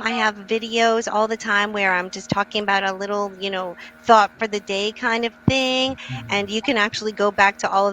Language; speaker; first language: English; native; English